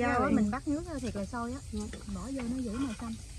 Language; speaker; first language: Vietnamese; native; Vietnamese